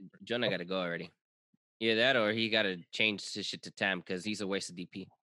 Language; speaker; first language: English; early bilingual, other home language; Spanish